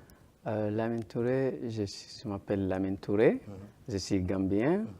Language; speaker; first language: French; non-native, learner; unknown